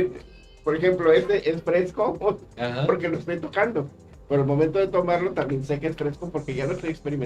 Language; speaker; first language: Spanish; native; Spanish